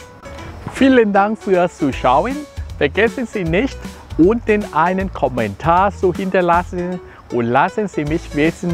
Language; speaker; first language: German; non-native, fluent; Thai